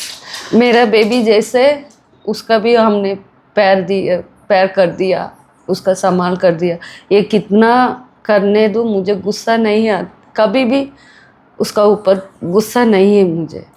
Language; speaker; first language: Hindi; non-native, local second language; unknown